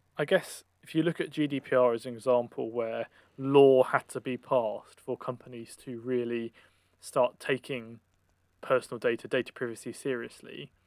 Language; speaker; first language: English; native; English